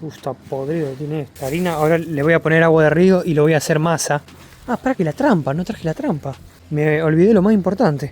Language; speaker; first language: Spanish; native; Spanish